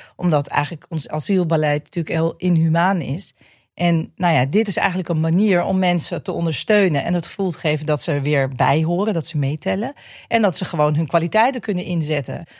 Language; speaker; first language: Dutch; native; Dutch